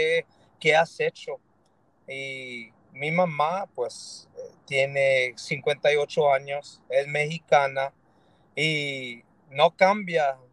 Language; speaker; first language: Spanish; early bilingual, heritage; Spanish